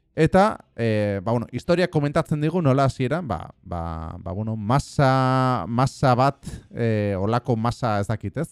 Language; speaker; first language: Basque; non-native, local second language; Spanish